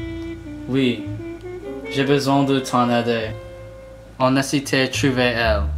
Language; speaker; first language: French; non-native, learner; English